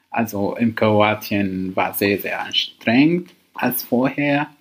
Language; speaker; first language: German; non-native, learner; Arabic